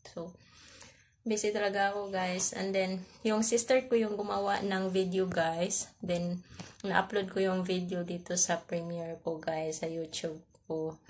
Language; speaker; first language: Filipino; non-native, local second language; Cebuano